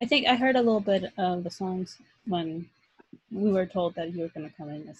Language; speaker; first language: English; non-native, fluent; Spanish